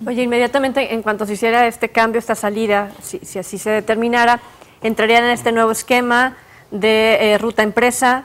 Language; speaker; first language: Spanish; native; Spanish